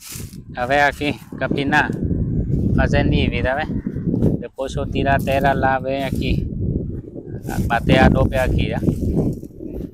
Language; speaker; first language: Portuguese; non-native, learner; Vietnamese